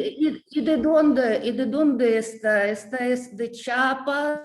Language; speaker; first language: Spanish; non-native, learner; Russian